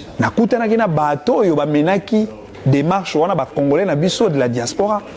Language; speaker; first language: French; non-native, local second language; Lingala